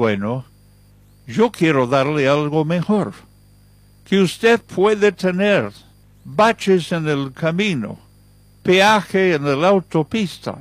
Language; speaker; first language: Spanish; non-native, fluent; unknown